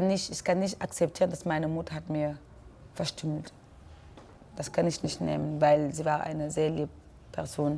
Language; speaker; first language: German; non-native, learner; French